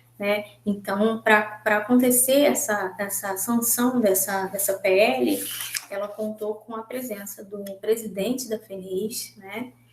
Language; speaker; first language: Portuguese; native; Portuguese